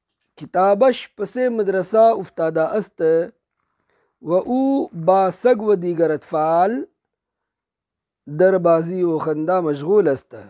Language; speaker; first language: Persian; non-native, fluent; Urdu